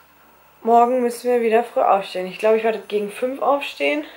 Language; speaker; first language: German; native; German